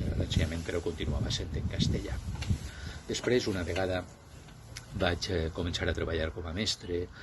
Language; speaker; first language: Catalan; non-native, local second language; Spanish